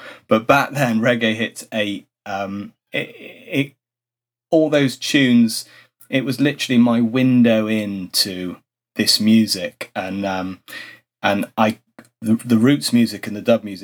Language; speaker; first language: English; native; English